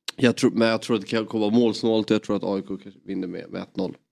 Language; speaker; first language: Swedish; native; Swedish